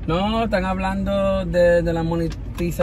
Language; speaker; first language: Spanish; native; Spanish